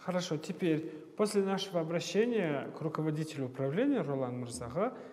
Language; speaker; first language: Russian; non-native, local second language; Kazakh